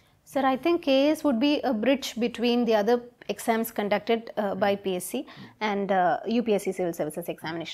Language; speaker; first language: English; non-native, local second language; Malayalam